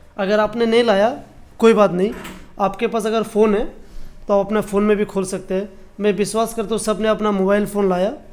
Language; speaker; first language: Hindi; non-native, local second language; Bangla